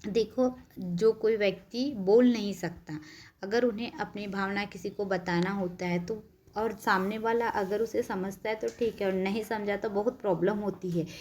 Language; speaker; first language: Hindi; non-native, local second language; Marathi